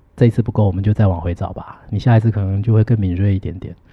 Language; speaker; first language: Chinese; native; Chinese